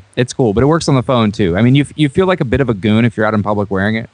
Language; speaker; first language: English; native; English